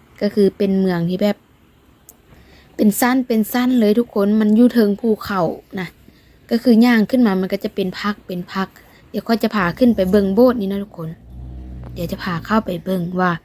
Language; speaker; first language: Thai; non-native, local second language; Northeastern Thai